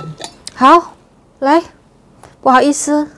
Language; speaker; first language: Chinese; non-native, learner; Javanese